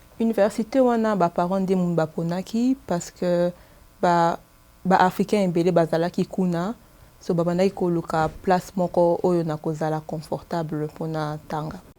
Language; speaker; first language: Lingala; native; Lingala